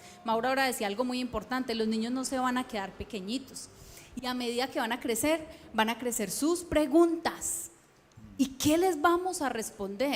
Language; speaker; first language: Spanish; native; Spanish